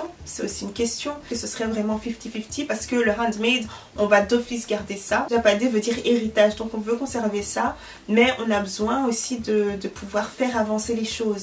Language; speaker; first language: French; early bilingual, other home language; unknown